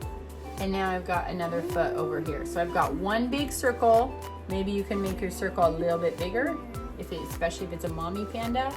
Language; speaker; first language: English; native; English